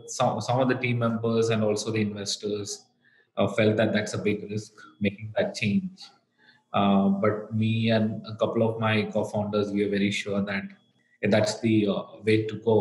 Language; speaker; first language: English; non-native, local second language; Malayalam